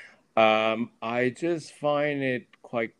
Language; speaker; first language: English; non-native, local second language; Cantonese